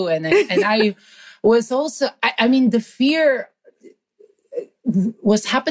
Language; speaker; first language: English; non-native, local second language; Filipino